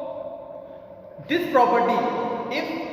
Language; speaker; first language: English; non-native, local second language; Hindi